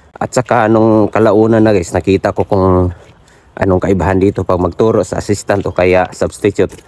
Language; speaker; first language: Filipino; non-native, local second language; Cebuano